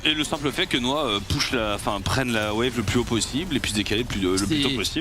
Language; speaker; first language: French; native; French